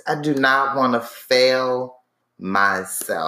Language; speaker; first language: English; native; English